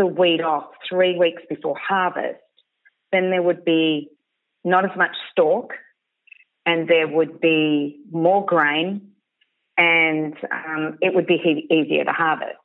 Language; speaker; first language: English; native; English